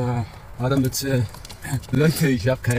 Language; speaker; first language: German; non-native, fluent; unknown